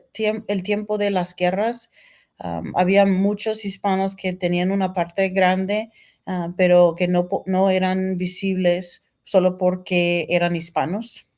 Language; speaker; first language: Spanish; non-native, fluent; English